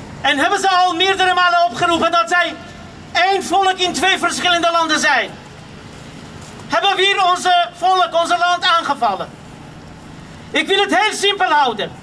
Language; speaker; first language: Dutch; non-native, fluent; Armenian